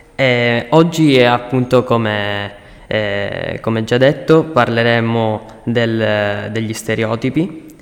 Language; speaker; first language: Italian; non-native, fluent; Chinese